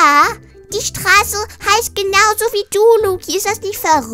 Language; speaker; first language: German; native; German